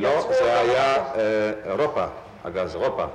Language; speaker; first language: Hebrew; non-native, fluent; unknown